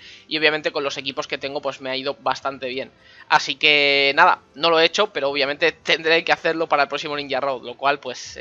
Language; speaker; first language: Spanish; native; Spanish